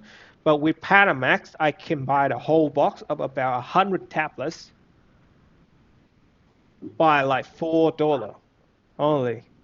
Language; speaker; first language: English; non-native, fluent; Vietnamese